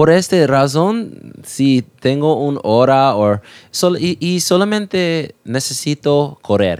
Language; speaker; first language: Spanish; non-native, learner; English